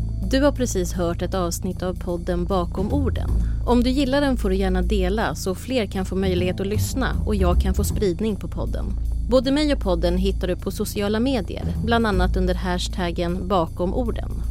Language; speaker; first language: Swedish; native; Swedish